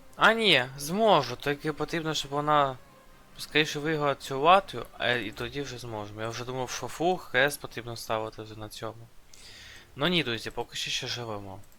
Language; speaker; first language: Ukrainian; non-native, local second language; Russian